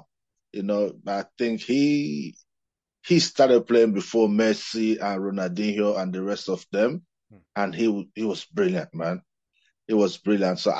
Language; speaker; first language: English; non-native, local second language; Igbo